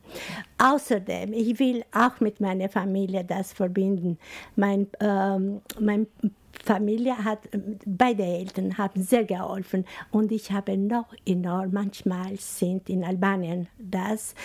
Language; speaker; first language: German; non-native, fluent; Albanian